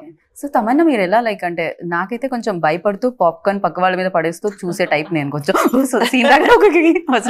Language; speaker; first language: Telugu; native; Telugu